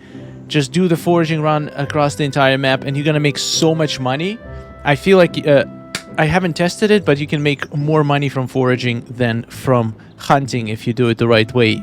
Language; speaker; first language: English; non-native, fluent; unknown